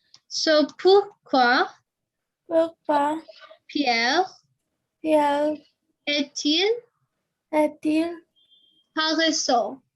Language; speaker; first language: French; non-native, learner; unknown